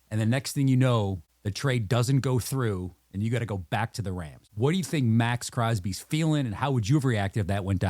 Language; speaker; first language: English; native; English